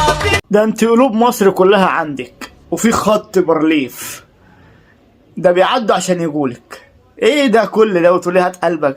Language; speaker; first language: Arabic; native; Arabic